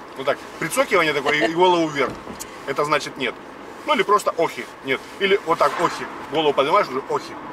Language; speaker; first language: Russian; native; Russian